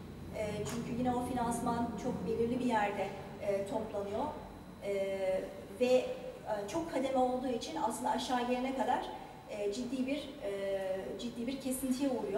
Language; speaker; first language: Turkish; native; Turkish